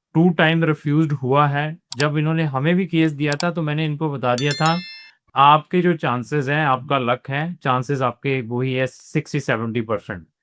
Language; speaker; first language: Hindi; non-native, local second language; Punjabi